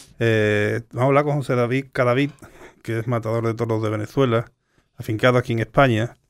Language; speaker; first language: Spanish; native; Spanish